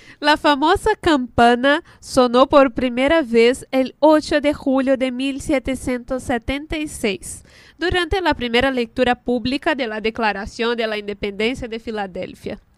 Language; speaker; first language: Spanish; non-native, fluent; Portuguese